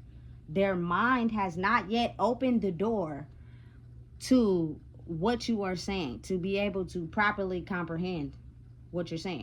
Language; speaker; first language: English; native; English